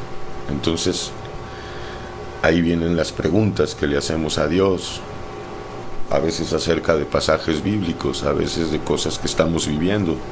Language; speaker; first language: Spanish; native; Spanish